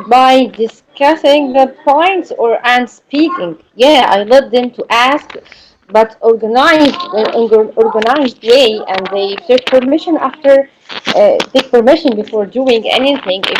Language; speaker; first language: English; non-native, learner; Arabic